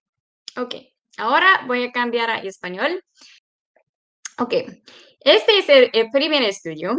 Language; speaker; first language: Spanish; non-native, fluent; English